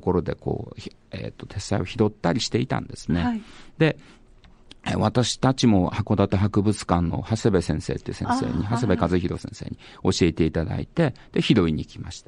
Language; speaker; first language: Japanese; native; Japanese